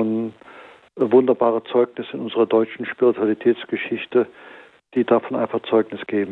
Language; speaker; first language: German; native; German